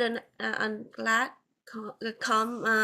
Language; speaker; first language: French; non-native, learner; Vietnamese